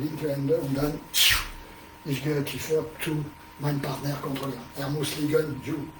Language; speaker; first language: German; non-native, learner; French